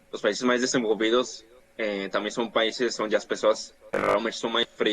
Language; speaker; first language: Portuguese; non-native, fluent; Spanish